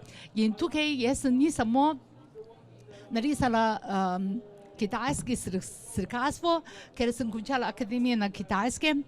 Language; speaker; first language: Slovenian; non-native, learner; Chinese